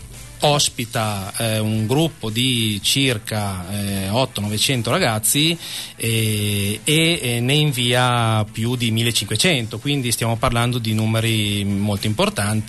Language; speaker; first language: Italian; native; Italian